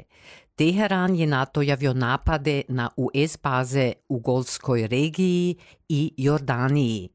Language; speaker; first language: Serbian; native; Serbian